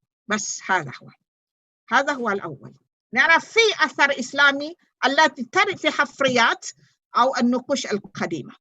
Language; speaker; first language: Arabic; non-native, fluent; Malay